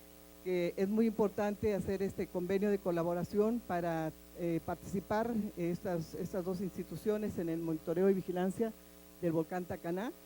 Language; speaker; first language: Spanish; native; Spanish